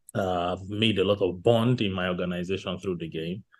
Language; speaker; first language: English; non-native, local second language; Yoruba